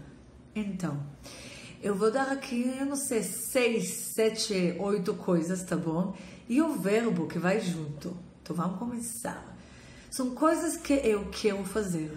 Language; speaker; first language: Portuguese; non-native, fluent; Hebrew